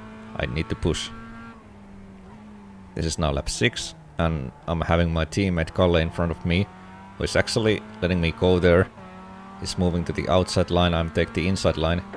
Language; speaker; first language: English; non-native, fluent; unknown